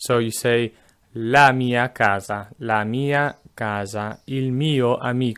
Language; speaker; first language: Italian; non-native, fluent; English